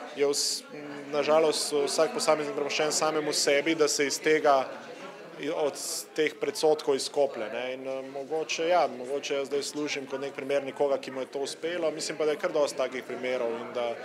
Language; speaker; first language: Slovenian; non-native, local second language; Serbian